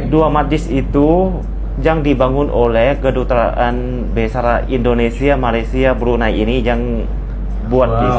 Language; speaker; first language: Indonesian; non-native, fluent; Lao